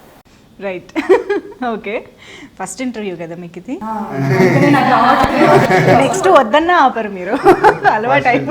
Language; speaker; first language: Telugu; native; Telugu